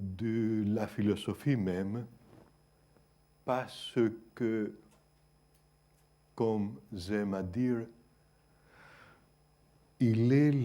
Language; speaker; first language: French; non-native, fluent; Greek